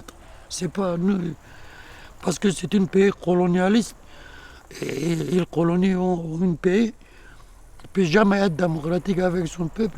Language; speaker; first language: French; non-native, learner; Kurdish